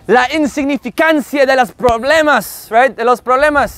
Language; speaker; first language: Spanish; non-native, fluent; English